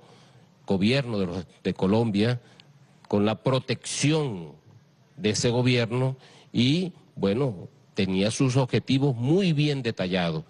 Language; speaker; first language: Spanish; native; Spanish